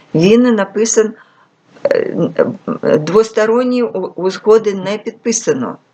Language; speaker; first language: Ukrainian; non-native, local second language; Russian